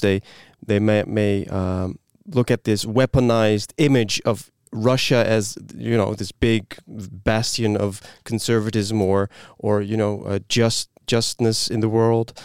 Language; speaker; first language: English; non-native, fluent; Dutch